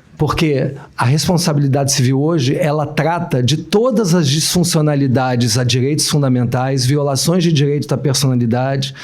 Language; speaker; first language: Portuguese; native; Portuguese